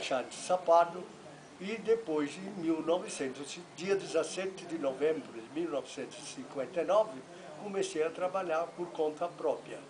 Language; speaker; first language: Portuguese; non-native, fluent; Italian